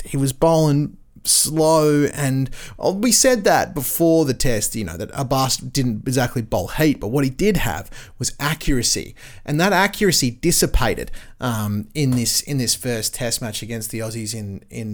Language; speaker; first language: English; native; English